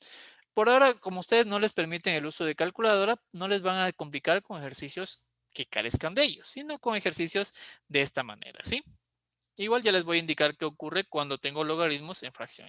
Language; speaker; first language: Spanish; native; Spanish